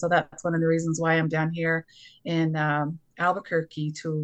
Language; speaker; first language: English; native; English